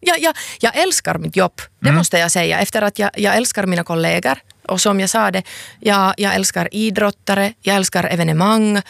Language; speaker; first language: Swedish; non-native, local second language; Finnish